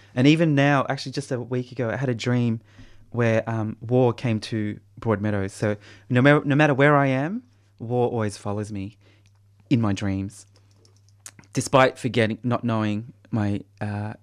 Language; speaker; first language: English; native; English